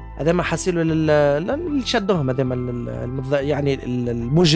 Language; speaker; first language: Arabic; native; Arabic